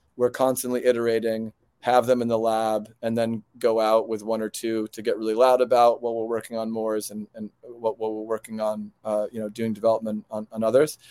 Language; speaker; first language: English; native; English